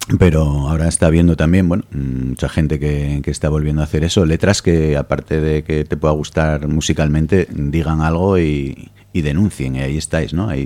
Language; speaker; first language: Spanish; native; Spanish